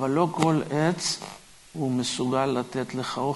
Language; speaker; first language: Hebrew; non-native, fluent; Russian